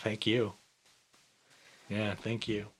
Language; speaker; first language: English; native; English